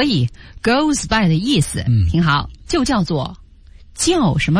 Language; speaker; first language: Chinese; native; Chinese